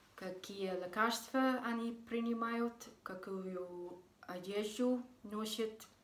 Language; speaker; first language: Russian; non-native, learner; English